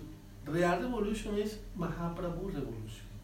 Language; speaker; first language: English; non-native, learner; Spanish